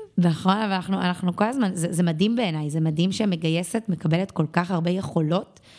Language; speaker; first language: Hebrew; native; Hebrew